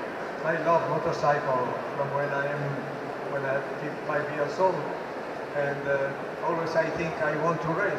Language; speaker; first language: English; non-native, learner; Italian